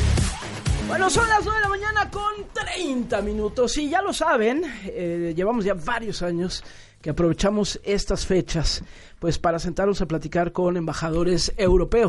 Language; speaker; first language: Spanish; native; Spanish